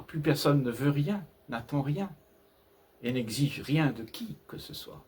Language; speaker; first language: French; native; French